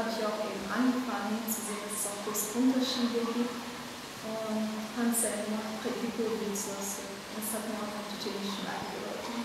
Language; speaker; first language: German; early bilingual, other home language; Czech